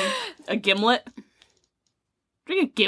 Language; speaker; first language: English; native; English